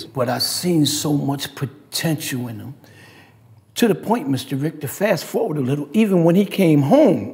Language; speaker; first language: English; native; English